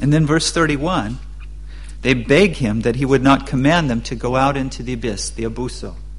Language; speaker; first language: English; native; English